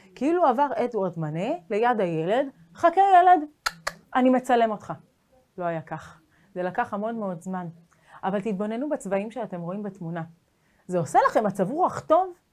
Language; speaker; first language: Hebrew; native; Hebrew